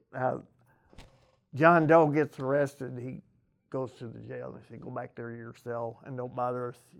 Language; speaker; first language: English; native; English